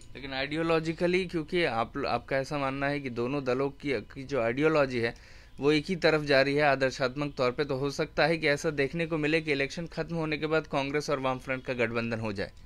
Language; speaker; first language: Hindi; native; Hindi